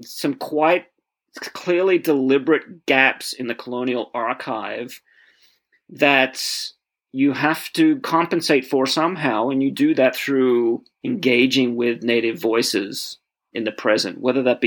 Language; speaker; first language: English; native; English